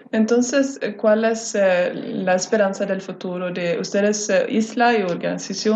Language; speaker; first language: Spanish; non-native, learner; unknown